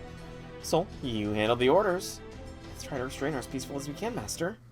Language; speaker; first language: English; native; English